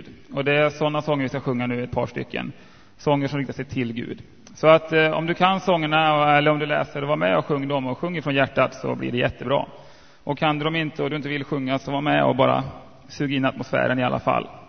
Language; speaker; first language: Swedish; native; Swedish